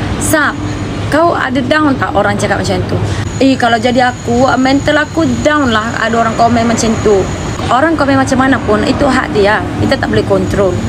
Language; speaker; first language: Malay; native; Malay